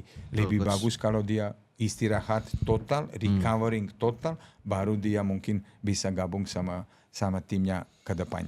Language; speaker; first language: Indonesian; non-native, fluent; Serbian